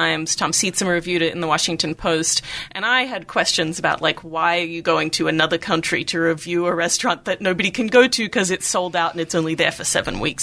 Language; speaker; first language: English; native; English